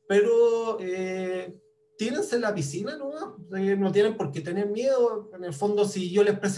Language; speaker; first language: Spanish; native; Spanish